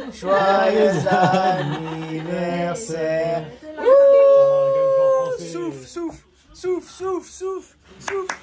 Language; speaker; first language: French; native; French